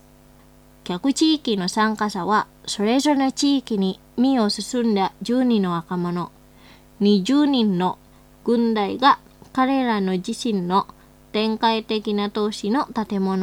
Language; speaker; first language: Japanese; non-native, fluent; Indonesian